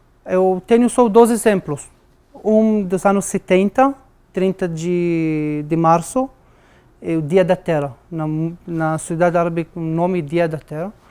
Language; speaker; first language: Portuguese; non-native, learner; Arabic